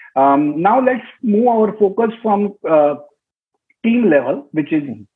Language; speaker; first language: English; non-native, local second language; Marathi